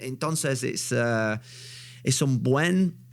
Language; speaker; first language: Spanish; non-native, learner; English